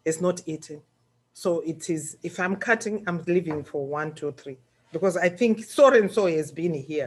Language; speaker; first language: English; non-native, local second language; Shona